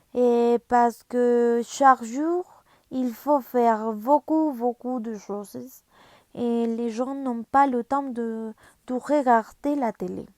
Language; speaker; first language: French; non-native, learner; Spanish